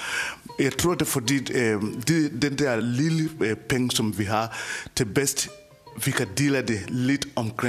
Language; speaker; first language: Danish; non-native, fluent; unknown